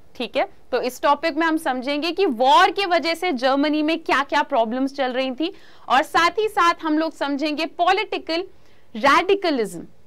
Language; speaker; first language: Hindi; native; Hindi